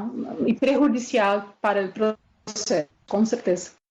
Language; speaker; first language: Spanish; non-native, fluent; Portuguese